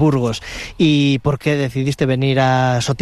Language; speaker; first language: Spanish; native; Spanish